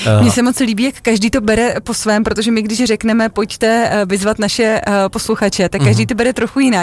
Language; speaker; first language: Czech; native; Czech